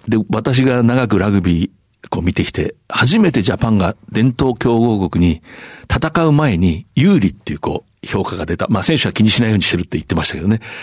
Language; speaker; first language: Japanese; native; Japanese